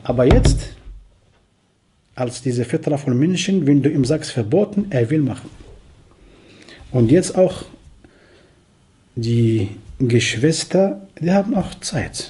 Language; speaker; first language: German; non-native, fluent; Arabic